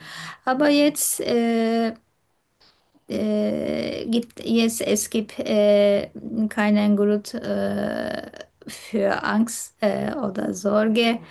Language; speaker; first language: German; non-native, fluent; Turkish